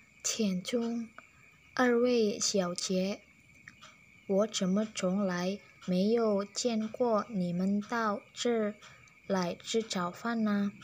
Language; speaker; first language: Chinese; non-native, learner; Indonesian